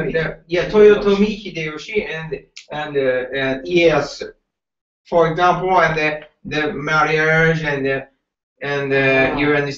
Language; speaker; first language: English; non-native, learner; Japanese